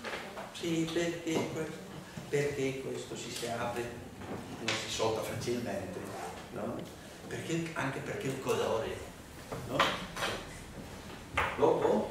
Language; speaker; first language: Italian; non-native, learner; Spanish